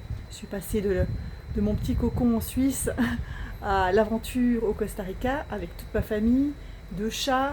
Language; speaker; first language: French; native; French